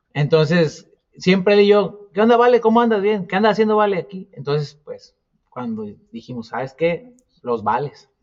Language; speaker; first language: Spanish; native; Spanish